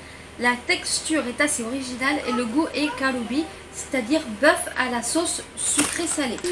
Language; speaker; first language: French; native; French